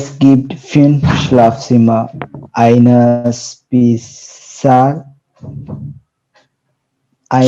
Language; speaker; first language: German; non-native, learner; Malayalam